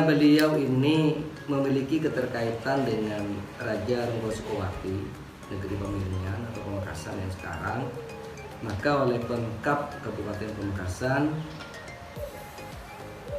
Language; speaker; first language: Indonesian; non-native, local second language; Madurese